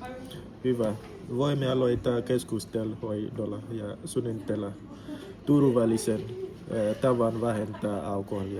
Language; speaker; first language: Finnish; non-native, learner; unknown